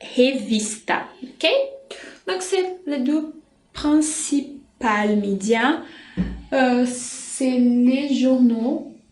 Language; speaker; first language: French; non-native, fluent; Portuguese